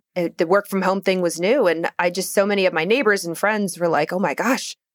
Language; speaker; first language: English; native; English